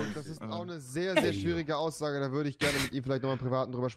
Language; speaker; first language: German; native; German